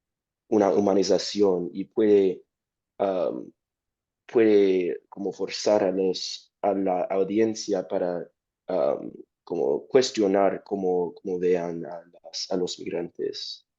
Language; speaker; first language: Spanish; non-native, fluent; English